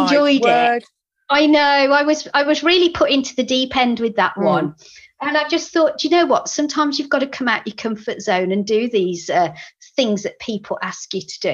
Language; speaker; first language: English; native; English